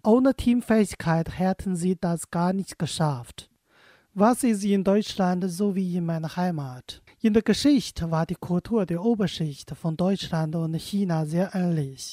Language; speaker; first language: German; non-native, fluent; Chinese